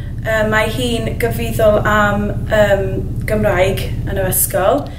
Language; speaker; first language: Welsh; non-native, learner; English